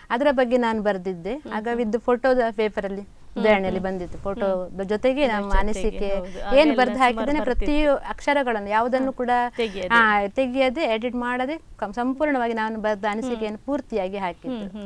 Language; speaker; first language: Kannada; native; Kannada